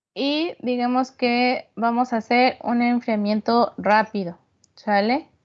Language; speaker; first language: Spanish; native; Spanish